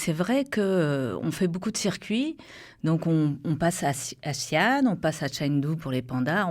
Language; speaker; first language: French; native; French